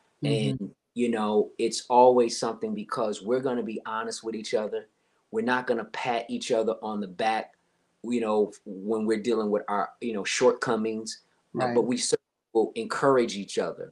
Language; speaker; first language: English; native; English